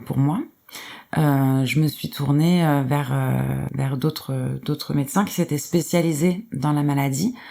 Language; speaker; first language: French; native; French